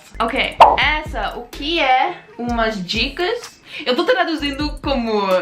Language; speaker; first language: Portuguese; non-native, learner; English